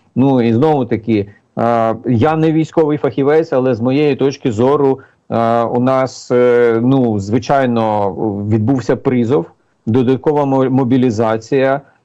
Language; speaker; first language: Ukrainian; native; Ukrainian